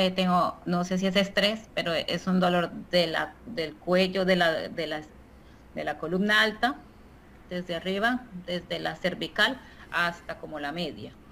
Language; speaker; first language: Spanish; native; Spanish